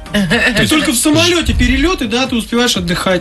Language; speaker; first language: Russian; native; Russian